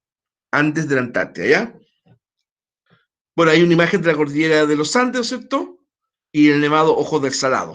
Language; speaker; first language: Spanish; native; Spanish